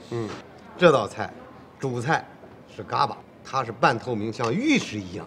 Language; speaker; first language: Chinese; native; Chinese